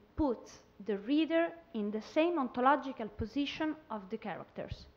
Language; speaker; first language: English; non-native, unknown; Italian